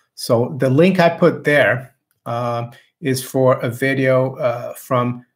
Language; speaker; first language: English; non-native, fluent; Portuguese